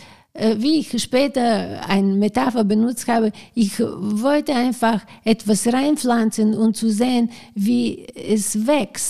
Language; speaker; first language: German; non-native, fluent; Bulgarian